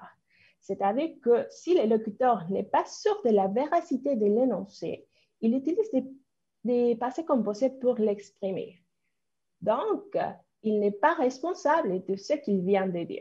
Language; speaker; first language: French; non-native, fluent; Spanish